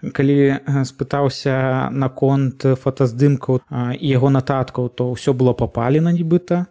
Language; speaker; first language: Belarusian; native; Belarusian